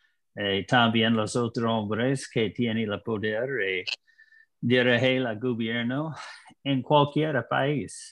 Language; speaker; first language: Spanish; non-native, learner; English